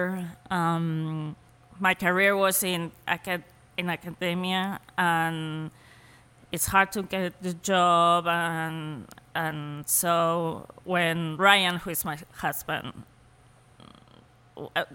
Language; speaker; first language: English; non-native, fluent; Spanish